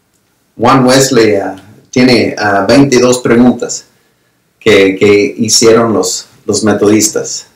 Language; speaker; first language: Spanish; non-native, fluent; English